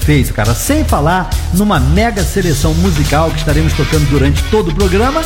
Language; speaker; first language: Portuguese; native; Portuguese